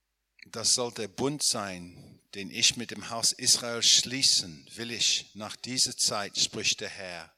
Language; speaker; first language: German; non-native, fluent; English